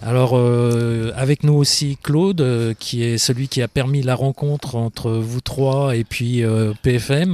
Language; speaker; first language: French; native; French